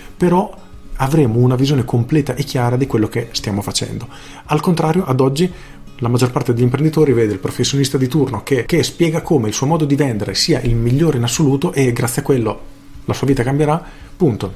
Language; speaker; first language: Italian; native; Italian